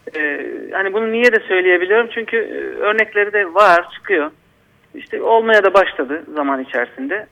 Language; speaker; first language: Turkish; native; Turkish